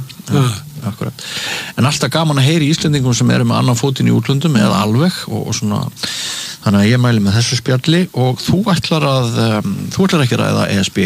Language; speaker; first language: Icelandic; native; Icelandic